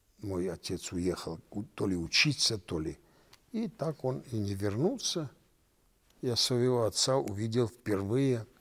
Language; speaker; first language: Russian; non-native, local second language; Armenian